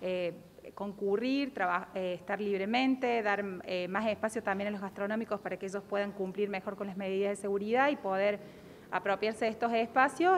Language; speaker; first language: Spanish; native; Spanish